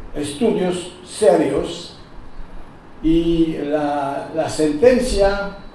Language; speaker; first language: Spanish; non-native, learner; French